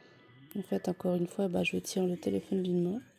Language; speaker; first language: French; native; French